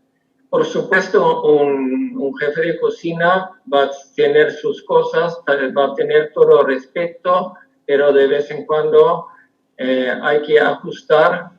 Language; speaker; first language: Spanish; non-native, fluent; Swedish